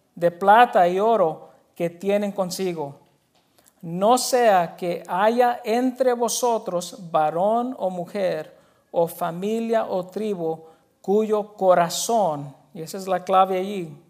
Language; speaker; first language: Spanish; early bilingual, heritage; Spanish